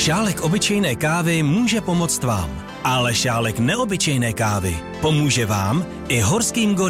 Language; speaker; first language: Czech; native; Czech